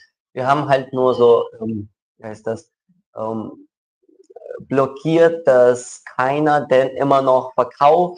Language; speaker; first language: German; non-native, local second language; Ukrainian